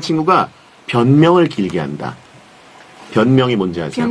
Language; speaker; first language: Korean; native; Korean